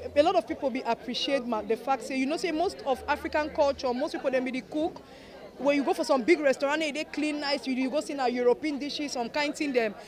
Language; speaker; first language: Nigerian Pidgin; native; Nigerian Pidgin